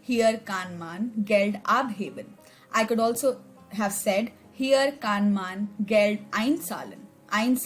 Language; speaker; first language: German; non-native, learner; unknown